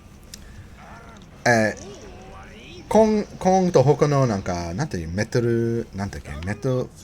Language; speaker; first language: Japanese; non-native, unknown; English